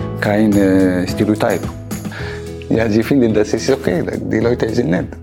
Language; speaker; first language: German; non-native, learner; Arabic